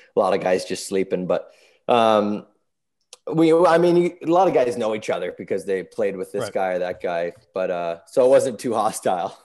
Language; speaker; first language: English; native; English